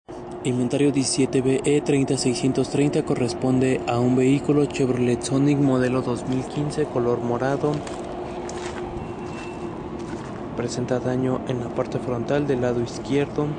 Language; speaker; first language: Spanish; native; Spanish